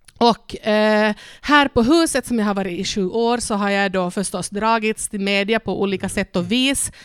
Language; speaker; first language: Swedish; non-native, local second language; Spanish